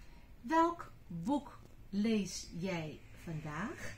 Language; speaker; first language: Dutch; non-native, fluent; Chinese